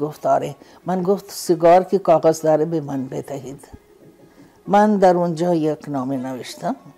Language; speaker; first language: Persian; non-native, fluent; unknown